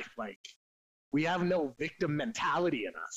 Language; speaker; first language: English; native; English